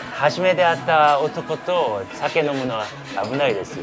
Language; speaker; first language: Japanese; non-native, learner; Korean